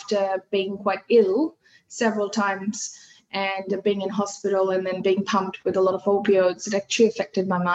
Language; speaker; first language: English; non-native, fluent; Hindi